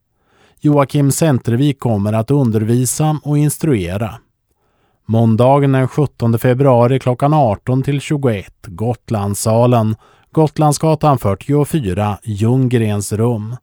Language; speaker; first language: Swedish; native; Swedish